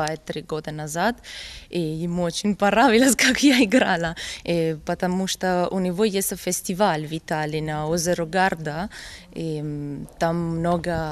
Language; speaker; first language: Russian; non-native, fluent; Italian